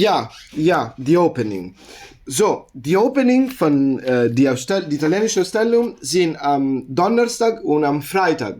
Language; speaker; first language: German; non-native, learner; Italian